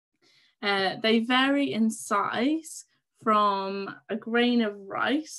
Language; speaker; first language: English; native; English